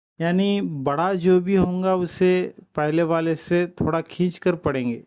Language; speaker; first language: Urdu; native; Urdu